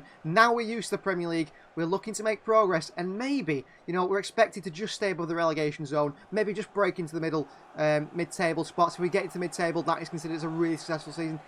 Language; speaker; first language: English; native; English